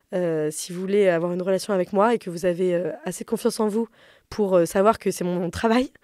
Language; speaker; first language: French; native; French